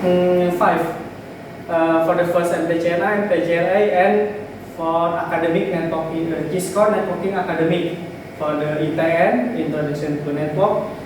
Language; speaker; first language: English; non-native, learner; Indonesian